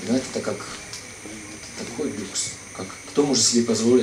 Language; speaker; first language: Russian; non-native, fluent; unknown